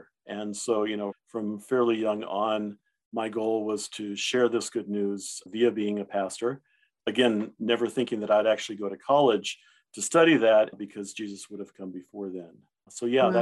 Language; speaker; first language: English; early bilingual, other home language; German